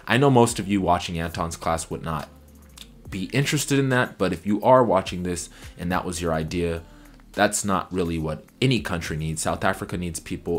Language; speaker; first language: English; native; English